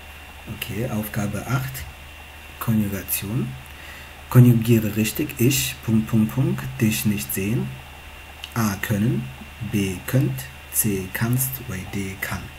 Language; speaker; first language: German; non-native, fluent; Tigrinya